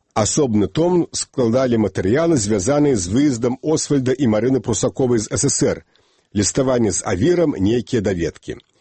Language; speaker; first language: Belarusian; native; Belarusian